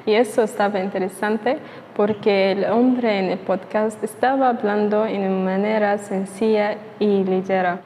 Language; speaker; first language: Spanish; non-native, learner; Arabic